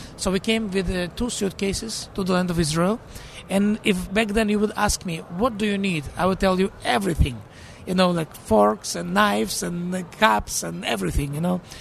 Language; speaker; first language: English; non-native, fluent; Russian